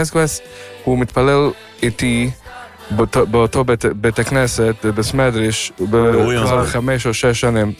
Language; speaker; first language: Hebrew; non-native, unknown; Yiddish